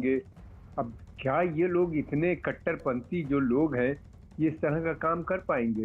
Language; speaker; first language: Hindi; native; Hindi